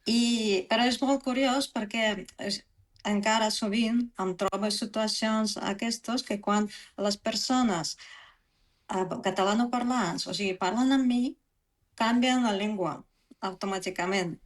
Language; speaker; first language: Catalan; non-native, fluent; Russian